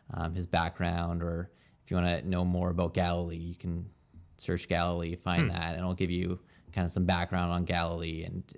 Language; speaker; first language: English; native; English